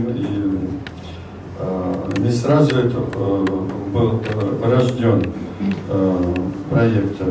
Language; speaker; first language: Russian; native; Russian